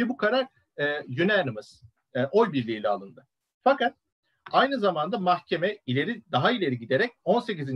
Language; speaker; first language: Turkish; native; Turkish